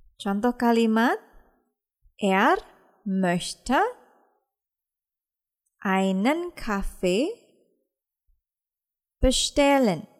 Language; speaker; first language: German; non-native, fluent; Indonesian